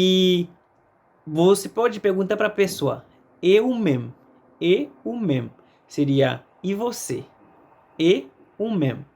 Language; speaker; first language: Portuguese; non-native, fluent; Haitian Creole